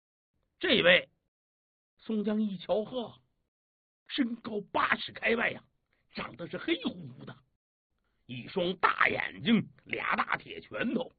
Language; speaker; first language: Chinese; native; Chinese